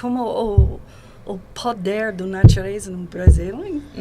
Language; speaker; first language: Portuguese; non-native, learner; English